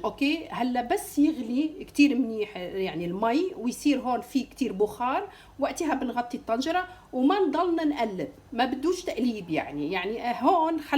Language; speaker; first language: Arabic; native; Arabic